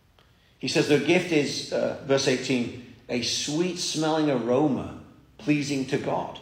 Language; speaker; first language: English; native; English